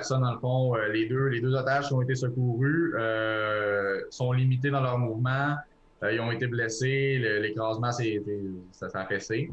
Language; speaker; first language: French; native; French